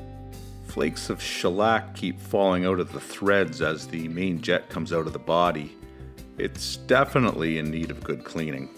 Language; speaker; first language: English; native; English